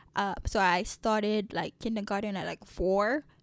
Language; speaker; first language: English; early bilingual, other home language; French